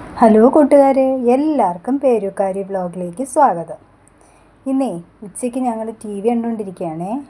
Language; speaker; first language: Malayalam; native; Malayalam